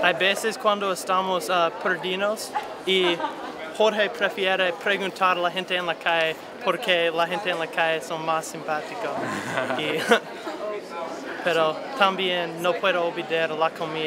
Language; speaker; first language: Spanish; non-native, learner; English